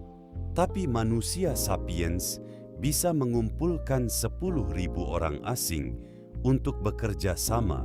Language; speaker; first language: Indonesian; native; Indonesian